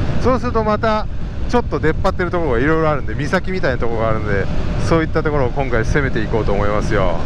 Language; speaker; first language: Japanese; native; Japanese